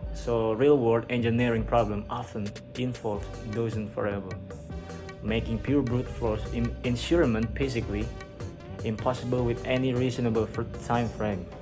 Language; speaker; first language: English; non-native, learner; Indonesian